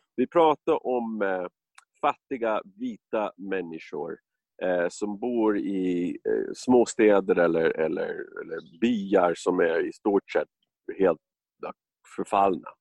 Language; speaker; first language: Swedish; non-native, fluent; English